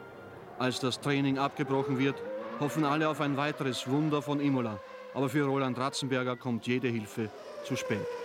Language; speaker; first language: German; native; German